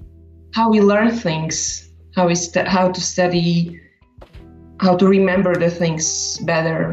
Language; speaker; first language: English; non-native, fluent; Slovak